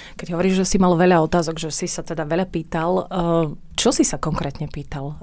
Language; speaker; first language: Slovak; native; Slovak